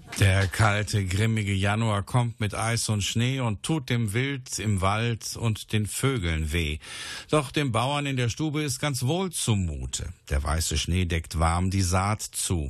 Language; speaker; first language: German; native; German